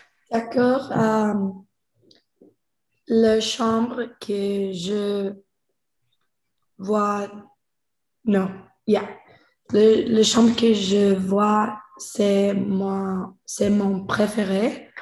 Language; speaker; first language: French; non-native, learner; English